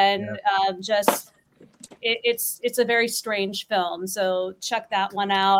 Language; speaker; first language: English; native; English